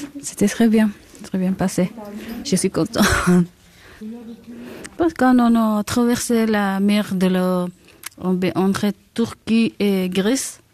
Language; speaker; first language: French; non-native, learner; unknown